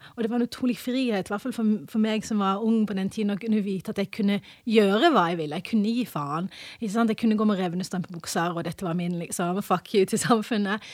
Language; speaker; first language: Norwegian; early bilingual, other home language; English